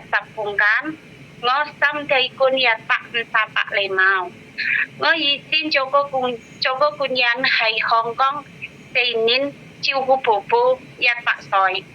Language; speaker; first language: Cantonese; non-native, learner; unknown